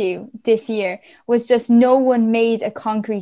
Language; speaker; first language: English; native; English